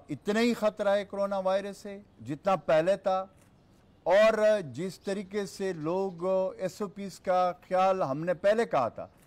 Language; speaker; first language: Urdu; non-native, local second language; Pashto